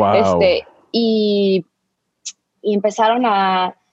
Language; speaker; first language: Spanish; native; Spanish